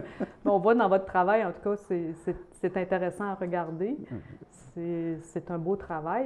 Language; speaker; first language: French; native; French